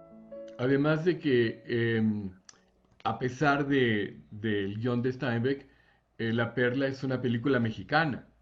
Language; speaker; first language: Spanish; native; Spanish